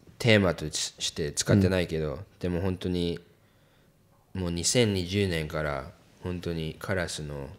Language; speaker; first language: Japanese; early bilingual, heritage; English